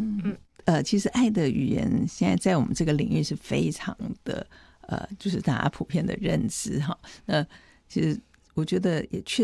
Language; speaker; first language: Chinese; native; Chinese